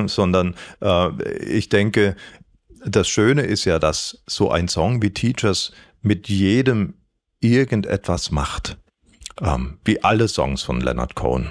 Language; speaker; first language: German; native; German